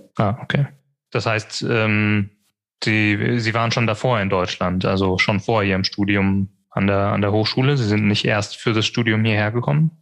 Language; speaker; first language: German; native; German